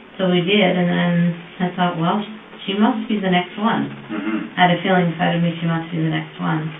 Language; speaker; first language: English; native; English